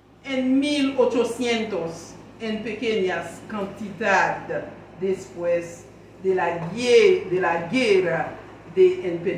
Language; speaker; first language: Spanish; non-native, learner; Haitian Creole